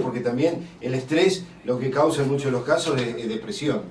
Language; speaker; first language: Spanish; native; Spanish